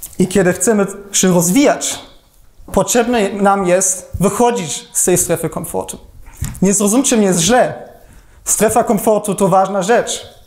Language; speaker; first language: Polish; non-native, fluent; German